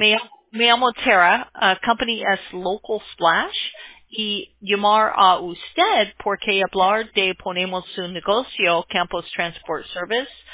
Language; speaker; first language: Spanish; non-native, learner; English